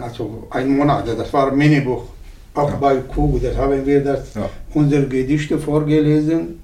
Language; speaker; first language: German; non-native, learner; Arabic